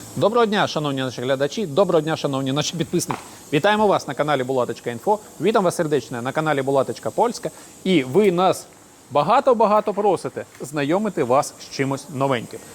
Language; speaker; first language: Ukrainian; native; Ukrainian